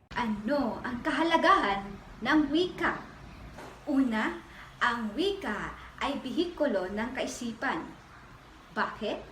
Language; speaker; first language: Filipino; non-native, local second language; Maranao